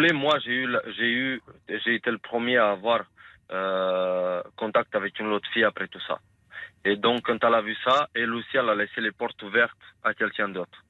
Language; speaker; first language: French; non-native, fluent; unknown